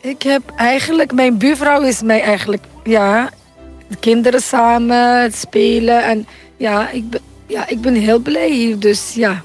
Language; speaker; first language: Dutch; non-native, learner; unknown